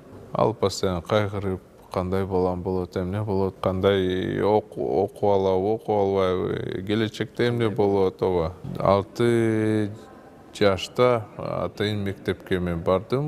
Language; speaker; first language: Kyrgyz; non-native, local second language; Russian